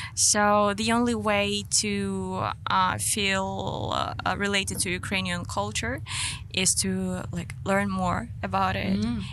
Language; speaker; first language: English; non-native, fluent; Ukrainian